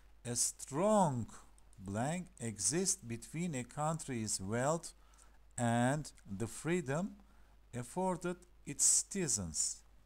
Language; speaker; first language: English; non-native, fluent; Turkish